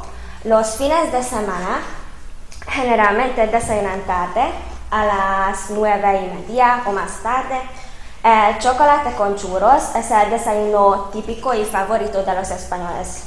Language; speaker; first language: Spanish; non-native, fluent; Hungarian